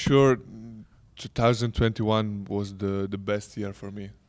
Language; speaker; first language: English; non-native, learner; Italian